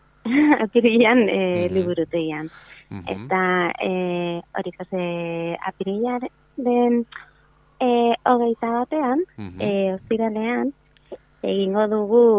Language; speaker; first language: Basque; non-native, local second language; Spanish